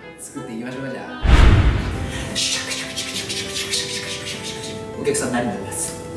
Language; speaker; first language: Japanese; native; Japanese